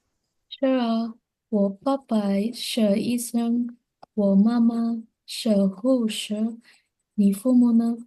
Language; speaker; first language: Chinese; non-native, learner; Indonesian